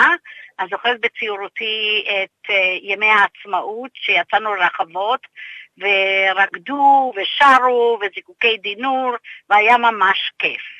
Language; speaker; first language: Hebrew; early bilingual, other home language; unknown